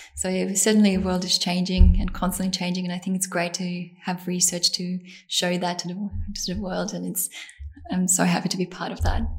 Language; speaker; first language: English; early bilingual, other home language; Bosnian